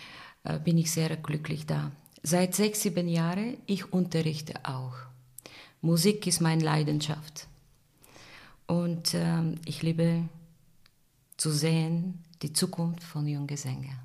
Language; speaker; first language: German; non-native, fluent; Bulgarian